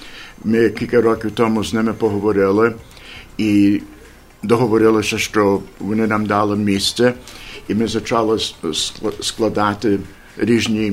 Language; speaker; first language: Ukrainian; early bilingual, heritage; Ukrainian